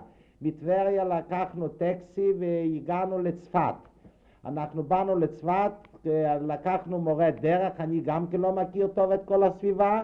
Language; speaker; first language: Hebrew; non-native, fluent; Yiddish